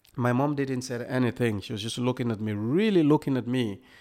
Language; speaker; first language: English; non-native, local second language; Krio